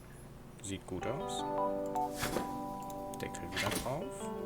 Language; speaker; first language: German; native; German